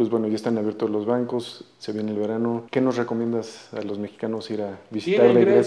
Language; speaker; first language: Spanish; native; Spanish